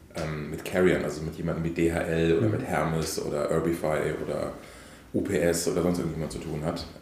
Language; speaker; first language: German; native; German